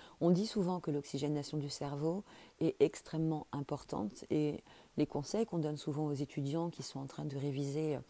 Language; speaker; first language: French; native; French